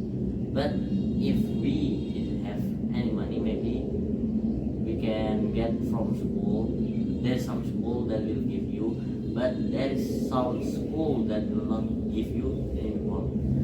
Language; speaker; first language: English; non-native, learner; Indonesian